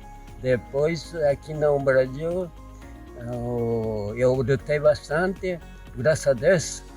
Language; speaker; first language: Portuguese; non-native, learner; Japanese